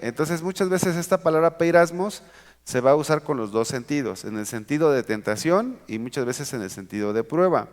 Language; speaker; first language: Spanish; native; Spanish